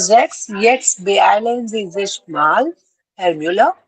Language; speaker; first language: German; non-native, learner; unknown